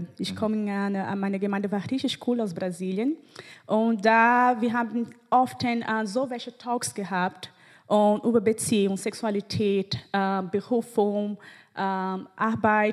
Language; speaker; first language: German; non-native, fluent; Portuguese